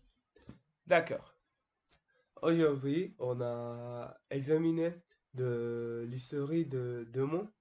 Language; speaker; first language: French; non-native, learner; Turkish